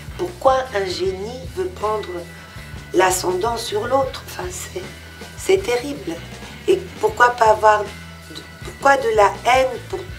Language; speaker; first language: French; early bilingual, other home language; Portuguese